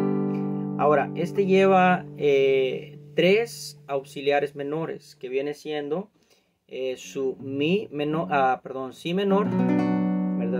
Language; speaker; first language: Spanish; native; Spanish